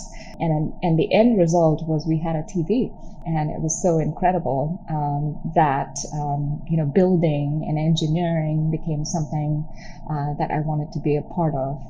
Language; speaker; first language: English; non-native, local second language; Tamil